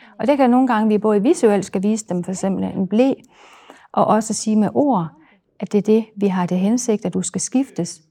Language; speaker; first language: Danish; native; Danish